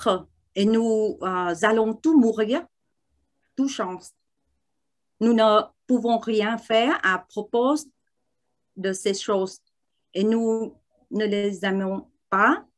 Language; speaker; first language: French; non-native, learner; Vietnamese